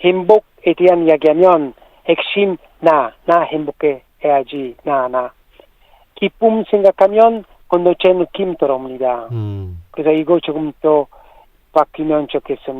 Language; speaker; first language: Korean; non-native, learner; Italian